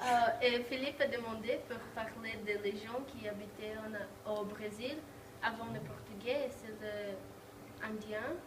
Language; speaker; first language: French; non-native, learner; Portuguese